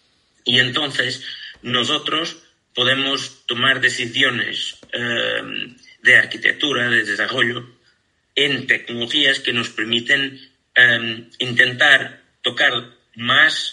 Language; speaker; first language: Spanish; non-native, fluent; Portuguese